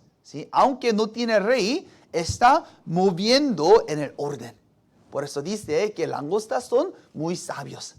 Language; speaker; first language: Spanish; non-native, fluent; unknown